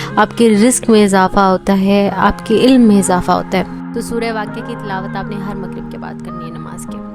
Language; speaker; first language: Urdu; native; Urdu